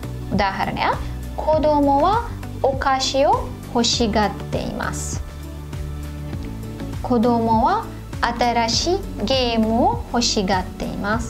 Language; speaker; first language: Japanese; non-native, fluent; Sinhala